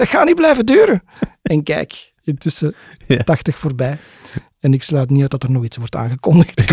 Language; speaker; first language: Dutch; native; Dutch